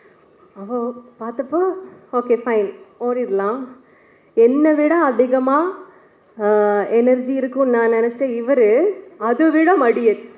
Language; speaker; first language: Tamil; non-native, learner; Malayalam